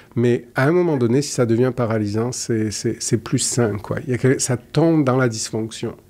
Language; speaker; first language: French; native; French